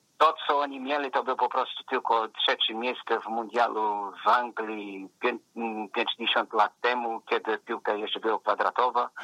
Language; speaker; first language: Polish; non-native, fluent; Portuguese